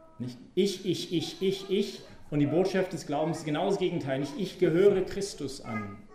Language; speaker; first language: German; non-native, fluent; English